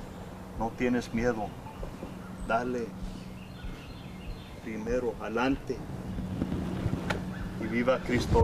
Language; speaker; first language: Spanish; early bilingual, heritage; English